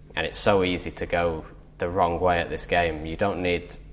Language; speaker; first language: English; native; English